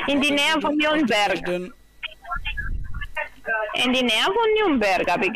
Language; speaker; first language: German; non-native, learner; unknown